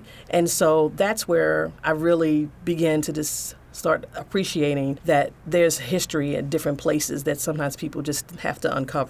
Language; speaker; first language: English; native; English